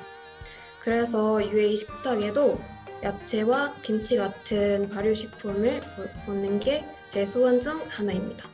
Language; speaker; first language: Korean; non-native, fluent; Arabic